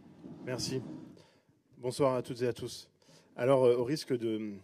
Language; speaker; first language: French; native; French